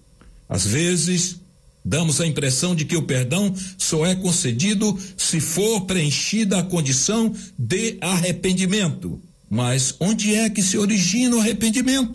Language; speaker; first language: Portuguese; native; Portuguese